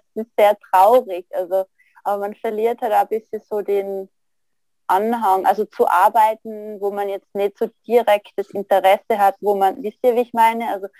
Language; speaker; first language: German; native; German